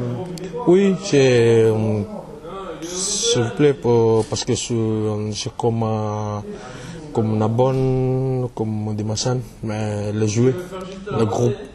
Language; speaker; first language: French; non-native, learner; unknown